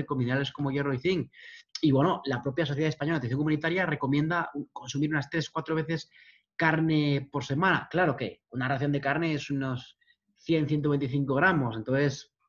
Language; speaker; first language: Spanish; native; Spanish